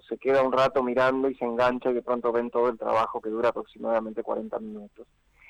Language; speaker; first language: Spanish; native; Spanish